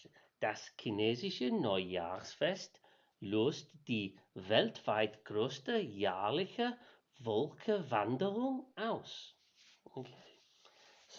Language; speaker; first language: German; non-native, learner; English